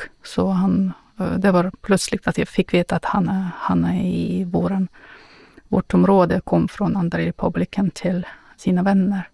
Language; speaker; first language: Swedish; non-native, fluent; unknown